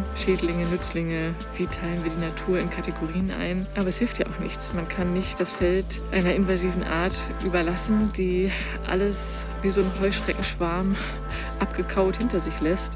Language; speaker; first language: German; native; German